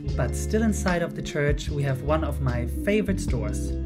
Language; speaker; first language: English; non-native, fluent; Dutch